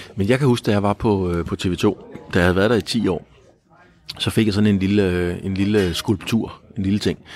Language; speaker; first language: Danish; native; Danish